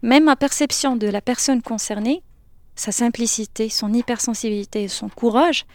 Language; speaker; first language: French; non-native, local second language; Arabic